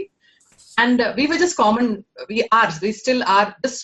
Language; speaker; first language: English; non-native, local second language; Malayalam